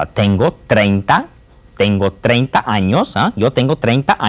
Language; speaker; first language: Spanish; non-native, fluent; English